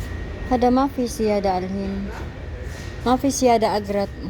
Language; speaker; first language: Arabic; non-native, learner; Filipino